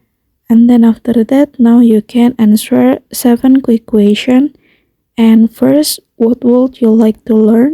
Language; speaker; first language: English; non-native, fluent; Indonesian